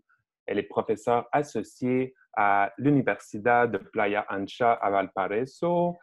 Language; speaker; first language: French; native; French